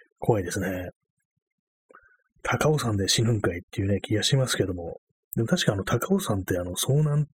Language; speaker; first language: Japanese; native; Japanese